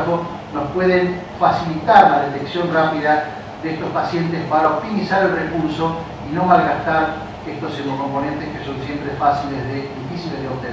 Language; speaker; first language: Spanish; native; Spanish